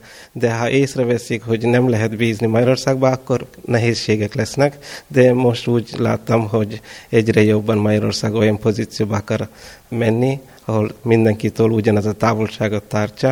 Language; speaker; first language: Hungarian; non-native, fluent; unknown